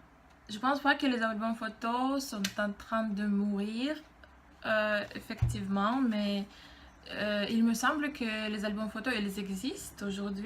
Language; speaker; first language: French; non-native, fluent; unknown